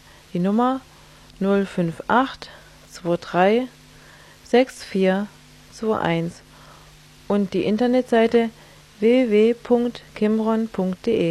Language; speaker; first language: German; native; German